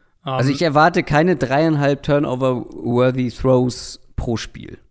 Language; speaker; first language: German; native; German